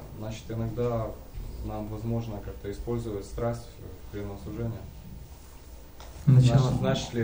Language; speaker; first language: Russian; native; Russian